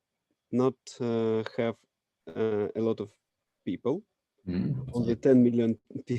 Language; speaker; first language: English; non-native, learner; Russian